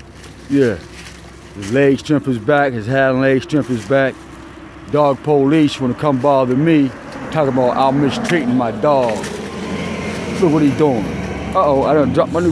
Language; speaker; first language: English; native; English